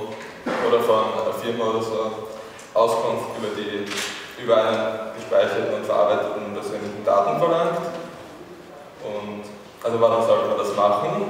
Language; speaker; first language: German; native; German